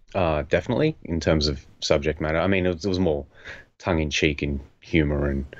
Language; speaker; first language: English; native; English